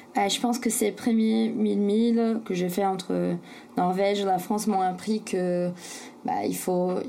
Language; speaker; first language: French; non-native, fluent; Portuguese